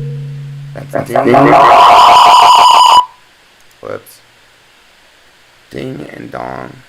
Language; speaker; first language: English; native; English